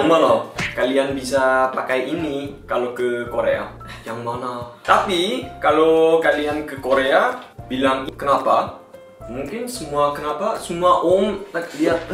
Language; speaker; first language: Indonesian; non-native, learner; Korean